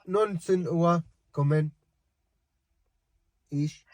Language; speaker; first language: German; non-native, learner; Arabic